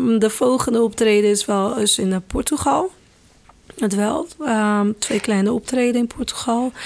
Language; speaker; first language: Dutch; non-native, fluent; Kabuverdianu